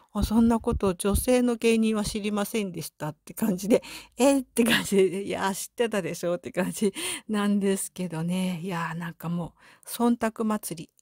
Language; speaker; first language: Japanese; native; Japanese